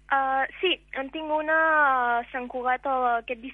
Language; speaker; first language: Catalan; early bilingual, heritage; Catalan